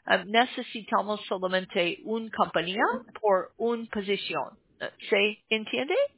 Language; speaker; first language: Spanish; non-native, learner; English